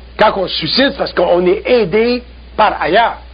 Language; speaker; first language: French; native; French